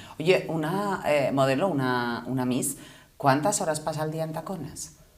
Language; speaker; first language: Spanish; native; Spanish